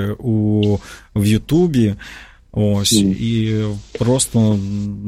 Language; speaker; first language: Ukrainian; native; Ukrainian